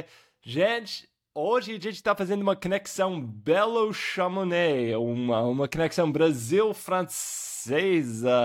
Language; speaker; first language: Portuguese; non-native, fluent; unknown